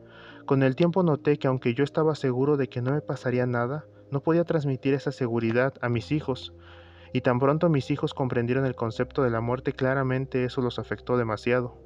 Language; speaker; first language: Spanish; native; Spanish